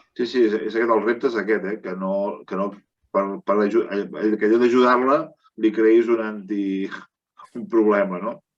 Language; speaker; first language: Catalan; native; Catalan